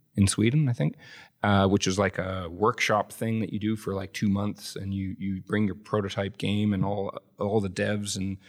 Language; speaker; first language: English; native; English